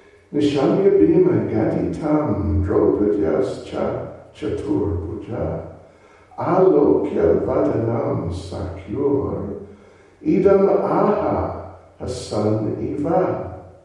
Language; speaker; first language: Russian; non-native, learner; English